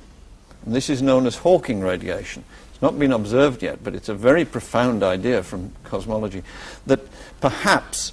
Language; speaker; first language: English; native; English